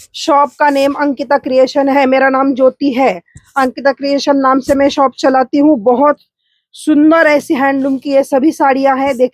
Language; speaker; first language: Hindi; non-native, local second language; Marathi